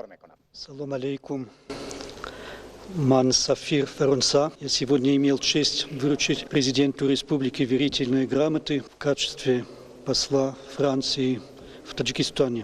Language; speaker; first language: Russian; non-native, fluent; French